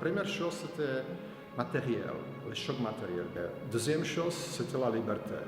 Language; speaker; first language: French; non-native, fluent; Slovak